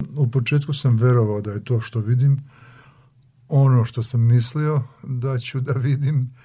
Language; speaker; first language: Serbian; native; Serbian